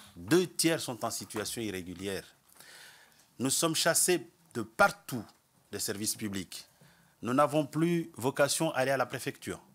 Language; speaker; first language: French; non-native, local second language; Comorian